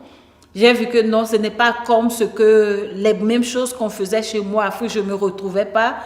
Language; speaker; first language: French; non-native, local second language; Ewe